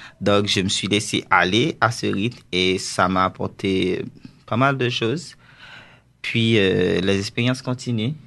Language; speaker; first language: French; non-native, local second language; Haitian Creole